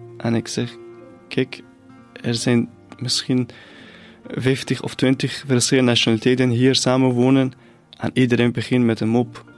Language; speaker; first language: Dutch; non-native, fluent; Persian